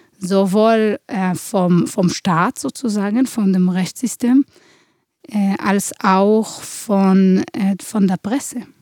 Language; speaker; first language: German; non-native, fluent; Hebrew